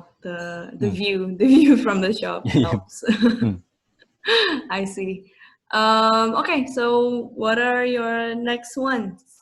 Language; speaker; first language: English; non-native, fluent; Indonesian